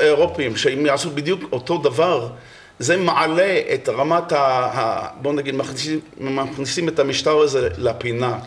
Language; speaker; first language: Hebrew; non-native, fluent; English